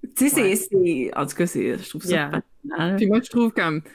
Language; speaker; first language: French; native; French